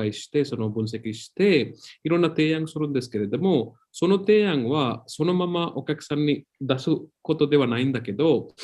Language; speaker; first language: Japanese; non-native, fluent; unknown